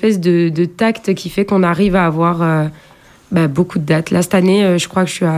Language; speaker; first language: French; native; French